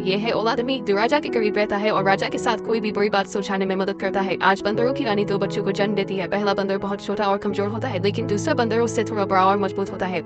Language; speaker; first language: Hindi; native; Hindi